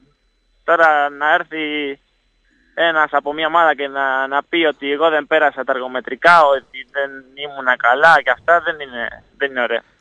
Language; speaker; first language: Greek; non-native, fluent; Italian